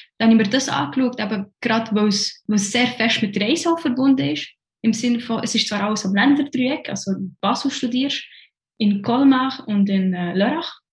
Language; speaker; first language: German; early bilingual, other home language; Arabic